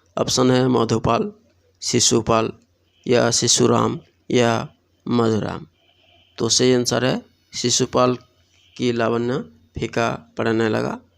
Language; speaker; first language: Hindi; non-native, local second language; Odia